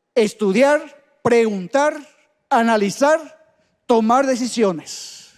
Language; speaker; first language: Spanish; native; Spanish